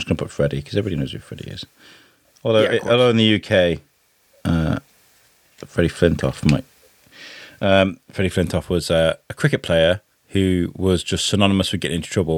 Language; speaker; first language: English; native; English